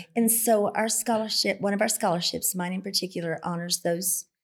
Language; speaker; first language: English; native; English